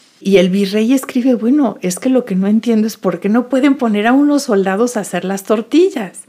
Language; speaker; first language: Spanish; native; Spanish